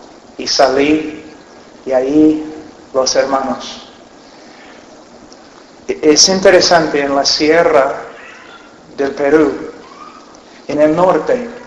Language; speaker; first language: Spanish; non-native, fluent; English